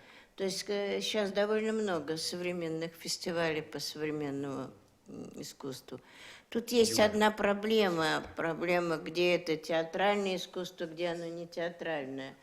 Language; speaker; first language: Russian; native; Russian